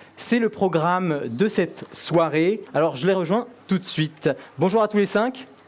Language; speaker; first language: French; native; French